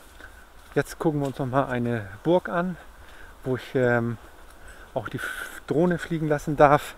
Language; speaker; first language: German; native; German